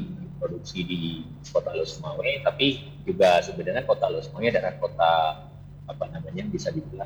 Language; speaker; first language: Indonesian; non-native, local second language; Achinese